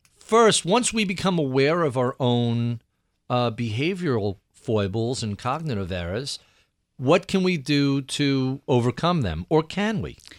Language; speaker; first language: English; native; English